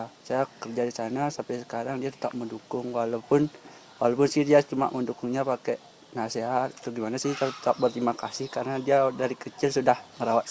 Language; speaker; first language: Indonesian; non-native, local second language; Balinese